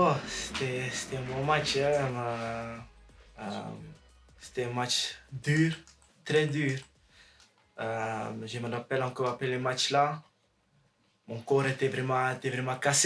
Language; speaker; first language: French; non-native, learner; Dutch